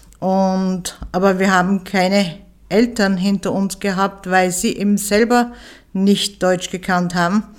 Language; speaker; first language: German; early bilingual, other home language; Turkish